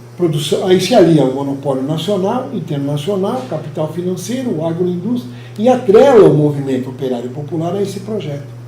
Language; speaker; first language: Portuguese; native; Portuguese